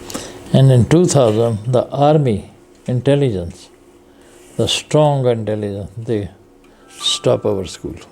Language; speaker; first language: English; non-native, fluent; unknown